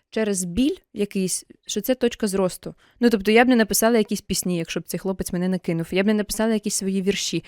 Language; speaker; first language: Ukrainian; non-native, local second language; Russian